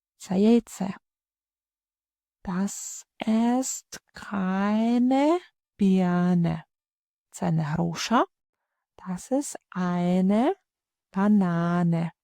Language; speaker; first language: German; non-native, fluent; Ukrainian